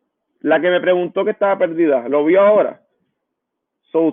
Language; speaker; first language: Spanish; native; Spanish